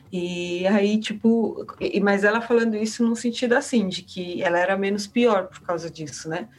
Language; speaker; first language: Portuguese; early bilingual, heritage; Portuguese